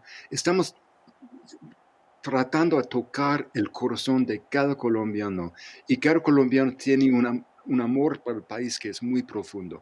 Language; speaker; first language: Spanish; non-native, fluent; English